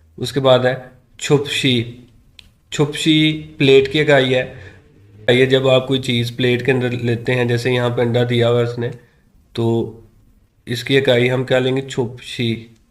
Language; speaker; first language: Urdu; non-native, local second language; Punjabi